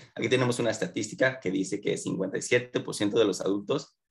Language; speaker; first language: Spanish; early bilingual, heritage; Spanish